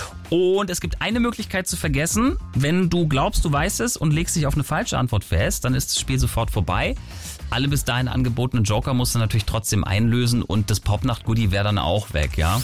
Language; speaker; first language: German; native; German